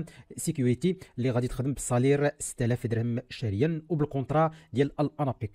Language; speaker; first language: Arabic; native; Arabic